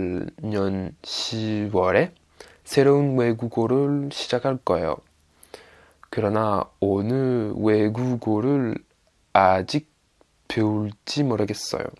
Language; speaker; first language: Korean; non-native, learner; French